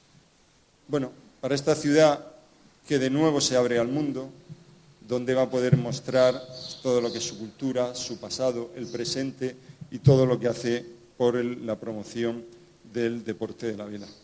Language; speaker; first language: Spanish; native; Spanish